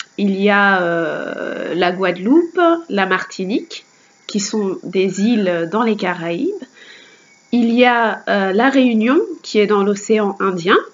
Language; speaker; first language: French; native; French